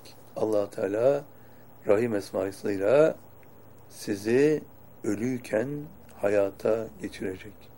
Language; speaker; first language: Turkish; native; Turkish